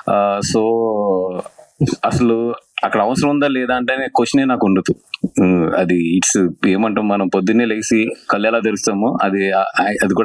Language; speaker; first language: Telugu; native; Telugu